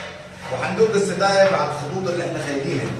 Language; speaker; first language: Arabic; native; Arabic